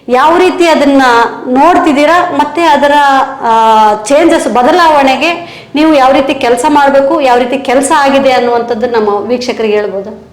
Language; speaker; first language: Kannada; native; Kannada